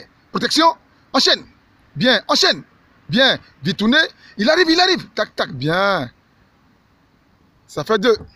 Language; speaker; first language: French; native; French